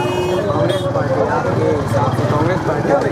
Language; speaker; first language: Hindi; native; Hindi